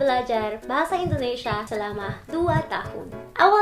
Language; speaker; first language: Indonesian; non-native, fluent; Filipino